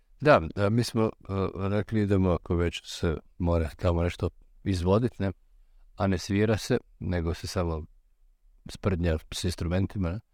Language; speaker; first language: Croatian; native; Croatian